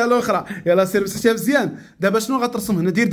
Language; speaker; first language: Arabic; native; Arabic